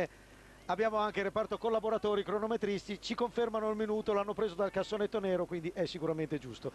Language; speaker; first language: Italian; native; Italian